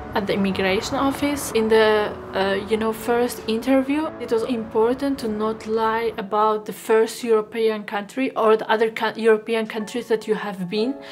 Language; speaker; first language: English; non-native, fluent; Arabic